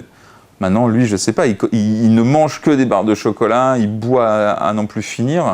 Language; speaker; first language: French; native; French